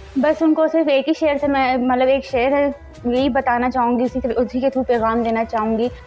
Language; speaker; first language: Urdu; non-native, local second language; Punjabi